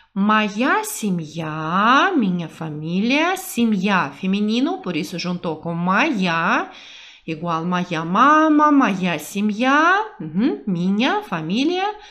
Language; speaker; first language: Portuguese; native; Portuguese